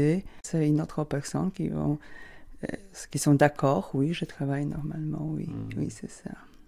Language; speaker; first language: French; non-native, learner; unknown